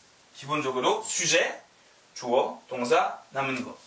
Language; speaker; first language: Korean; non-native, learner; French